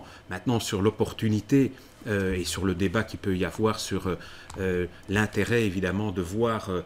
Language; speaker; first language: French; native; French